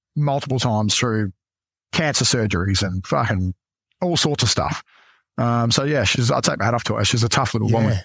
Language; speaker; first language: English; native; English